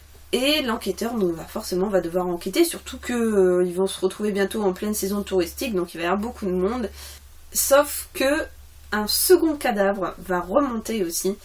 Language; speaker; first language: French; native; French